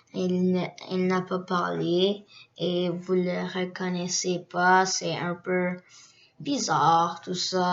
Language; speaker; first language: French; early bilingual, other home language; Korean